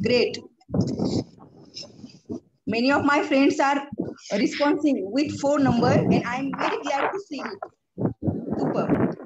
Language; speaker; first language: English; non-native, local second language; Marathi